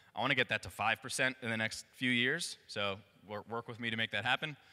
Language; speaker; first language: English; native; English